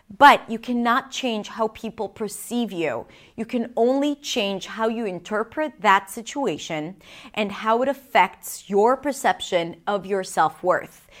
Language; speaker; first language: English; non-native, fluent; Hebrew